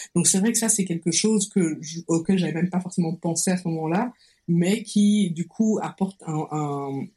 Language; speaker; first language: French; native; French